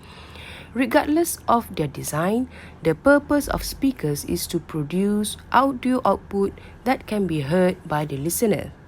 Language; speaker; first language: English; non-native, local second language; Malay